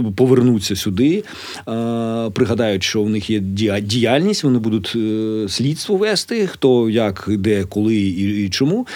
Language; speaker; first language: Ukrainian; native; Ukrainian